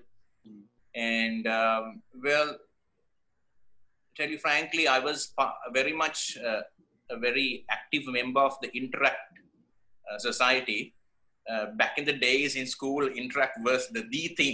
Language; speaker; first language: English; non-native, local second language; Sinhala